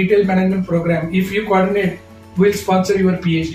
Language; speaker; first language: English; non-native, local second language; Tamil